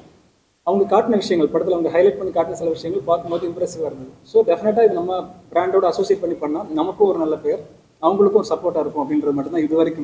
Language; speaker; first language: Tamil; native; Tamil